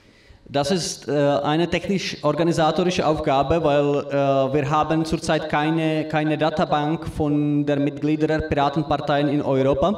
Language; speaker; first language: German; non-native, learner; Czech